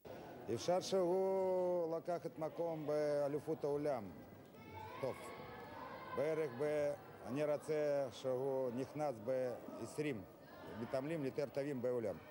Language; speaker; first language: Hebrew; non-native, learner; Russian